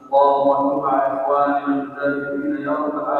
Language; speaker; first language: Arabic; native; Arabic